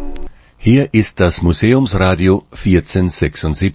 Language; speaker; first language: German; native; German